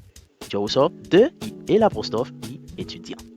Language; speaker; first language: Spanish; non-native, fluent; French